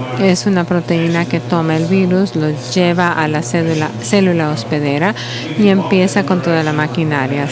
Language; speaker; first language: Spanish; non-native, learner; English